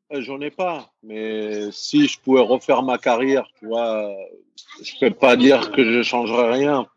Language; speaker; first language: French; non-native, fluent; Greek